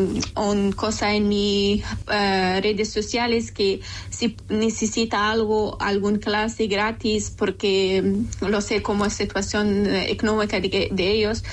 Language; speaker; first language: Spanish; non-native, local second language; Persian